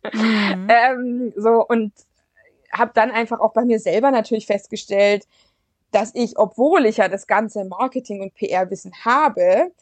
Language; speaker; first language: German; native; German